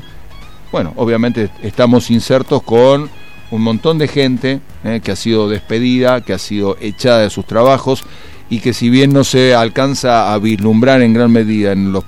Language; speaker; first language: Spanish; native; Spanish